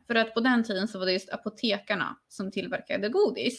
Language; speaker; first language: Swedish; non-native, fluent; Polish